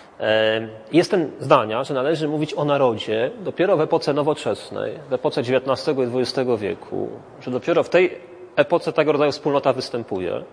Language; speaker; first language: Polish; native; Polish